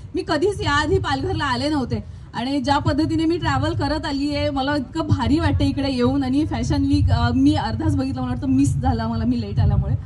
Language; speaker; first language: Marathi; native; Marathi